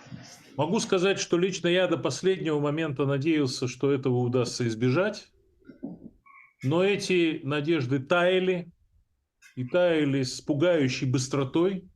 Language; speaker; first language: Russian; native; Russian